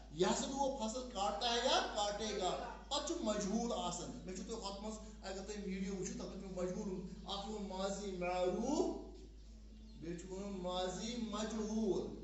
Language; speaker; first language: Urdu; non-native, local second language; Kashmiri